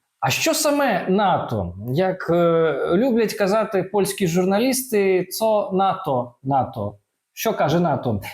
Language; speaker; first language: Ukrainian; native; Ukrainian